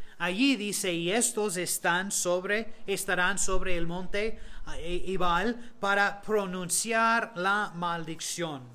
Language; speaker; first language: Spanish; non-native, fluent; English